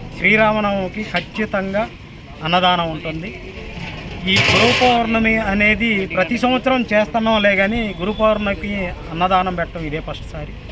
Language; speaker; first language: Telugu; native; Telugu